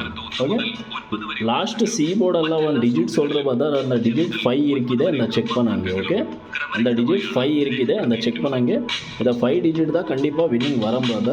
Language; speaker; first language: Tamil; non-native, learner; Kannada